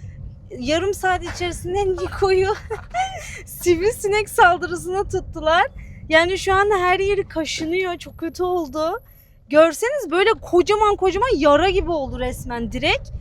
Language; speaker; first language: Turkish; native; Turkish